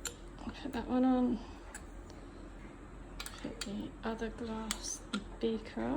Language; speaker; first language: English; native; English